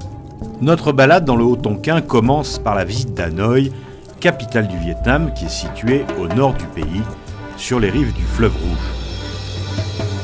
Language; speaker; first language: French; native; French